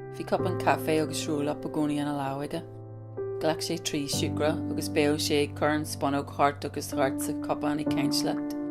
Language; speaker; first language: Irish; non-native, local second language; English